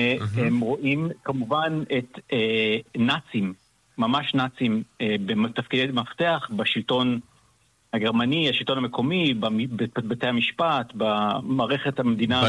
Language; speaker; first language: Hebrew; native; Hebrew